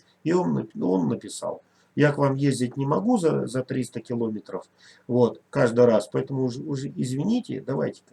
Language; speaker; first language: Russian; native; Russian